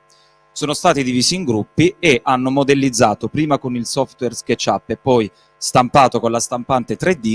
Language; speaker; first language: Italian; native; Italian